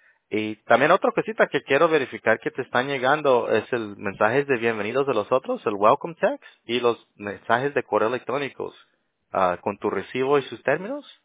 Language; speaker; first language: Spanish; early bilingual, heritage; Spanish